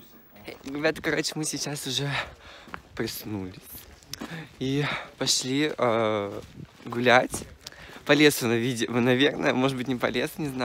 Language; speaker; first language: Russian; native; Russian